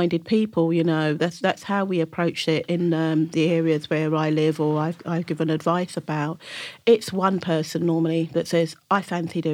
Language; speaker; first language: English; native; English